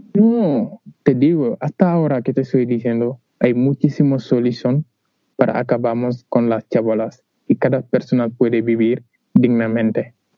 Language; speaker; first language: Spanish; non-native, learner; Wolof